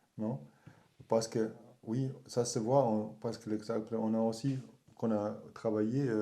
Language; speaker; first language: French; non-native, learner; German